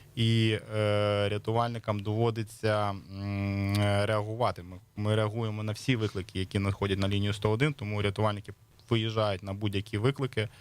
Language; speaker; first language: Ukrainian; native; Ukrainian